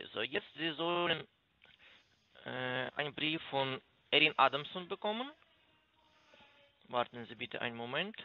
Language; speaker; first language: German; non-native, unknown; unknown